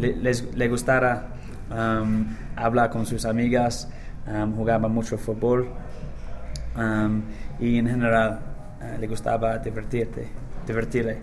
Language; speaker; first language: Spanish; non-native, learner; English